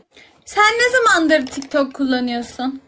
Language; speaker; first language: Turkish; native; Turkish